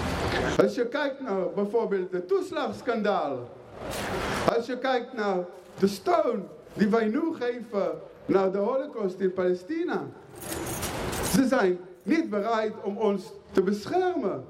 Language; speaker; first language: Dutch; non-native, fluent; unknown